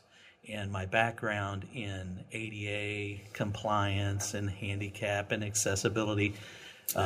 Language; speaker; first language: English; native; English